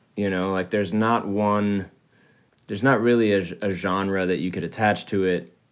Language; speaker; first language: English; early bilingual, other home language; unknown